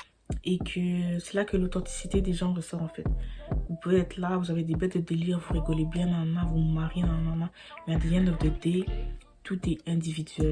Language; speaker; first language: French; native; French